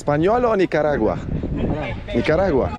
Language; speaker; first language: Spanish; non-native, learner; Turkish